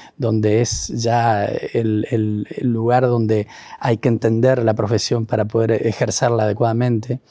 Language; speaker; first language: Spanish; native; Spanish